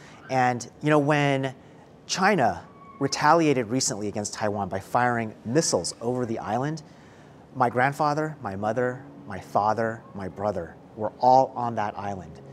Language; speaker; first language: English; early bilingual, other home language; Chinese